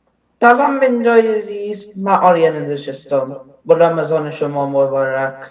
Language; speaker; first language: Persian; early bilingual, heritage; Persian